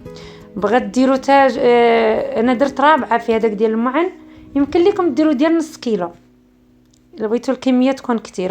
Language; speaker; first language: Arabic; native; Arabic